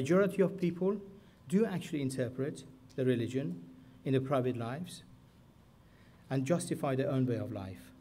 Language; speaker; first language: English; non-native, fluent; Persian